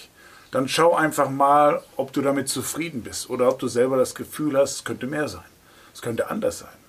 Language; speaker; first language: German; native; German